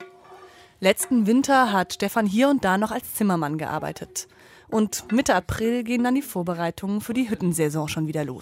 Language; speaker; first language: German; native; German